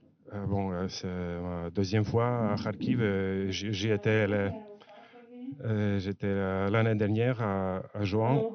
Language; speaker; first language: French; non-native, fluent; Latvian